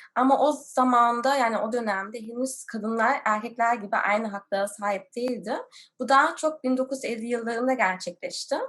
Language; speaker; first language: Turkish; early bilingual, heritage; Turkish